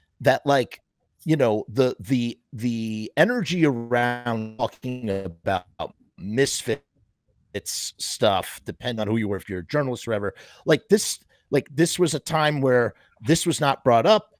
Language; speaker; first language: English; native; English